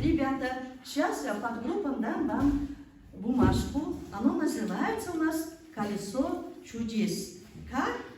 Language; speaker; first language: Russian; non-native, local second language; Kazakh